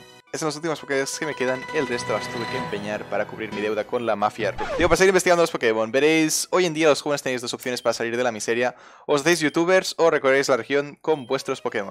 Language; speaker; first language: Spanish; native; Spanish